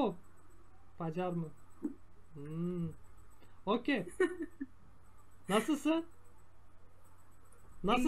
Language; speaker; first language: Turkish; non-native, learner; Indonesian